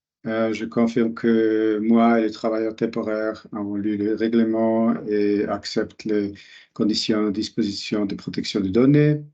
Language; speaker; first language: French; non-native, local second language; German